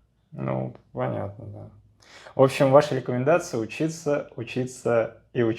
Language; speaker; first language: Russian; native; Russian